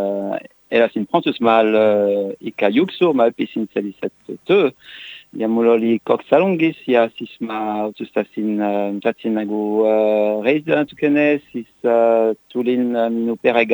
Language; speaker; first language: Estonian; non-native, learner; French